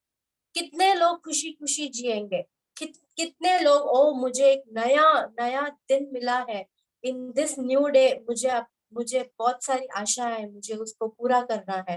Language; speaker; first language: Hindi; native; Hindi